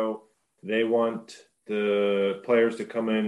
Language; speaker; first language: English; native; English